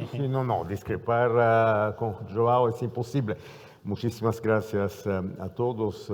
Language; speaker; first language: Spanish; non-native, fluent; Italian